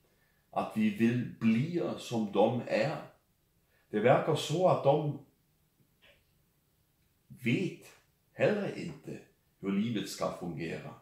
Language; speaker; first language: Swedish; non-native, fluent; German